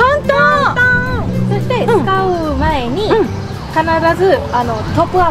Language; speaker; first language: Japanese; non-native, fluent; Thai